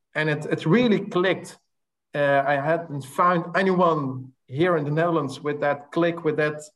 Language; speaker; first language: English; non-native, fluent; Dutch